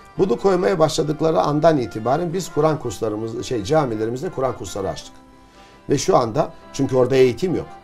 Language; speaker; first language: Turkish; native; Turkish